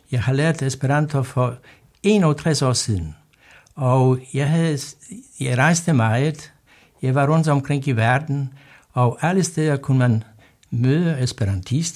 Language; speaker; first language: Danish; non-native, fluent; Polish